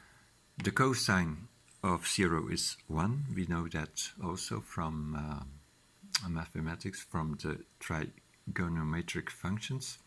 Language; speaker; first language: English; non-native, fluent; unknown